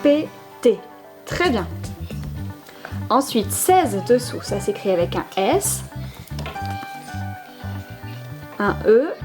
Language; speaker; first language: French; native; French